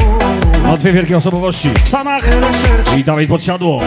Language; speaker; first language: Polish; native; Polish